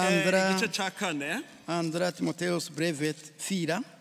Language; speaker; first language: Swedish; non-native, learner; Rundi